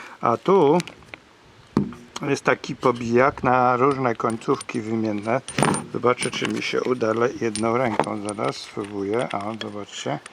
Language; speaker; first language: Polish; native; Polish